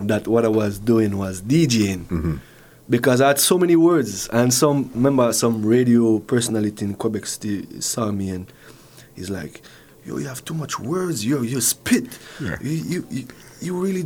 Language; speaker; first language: English; non-native, fluent; French